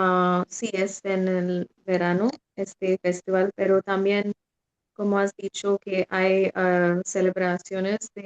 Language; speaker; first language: Spanish; non-native, fluent; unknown